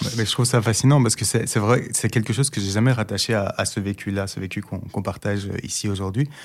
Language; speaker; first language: French; native; French